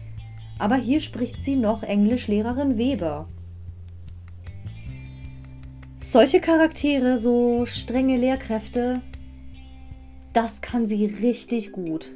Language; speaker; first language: German; native; German